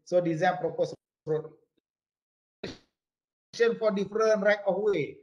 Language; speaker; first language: English; non-native, local second language; Malay